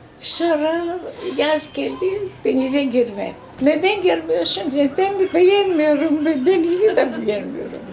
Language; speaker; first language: Turkish; non-native, local second language; Greek